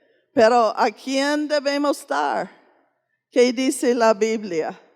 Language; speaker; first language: Spanish; non-native, fluent; English